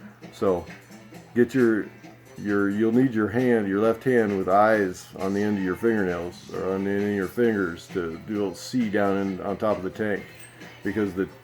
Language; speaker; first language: English; native; English